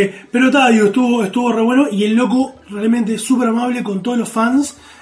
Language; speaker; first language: Spanish; native; Spanish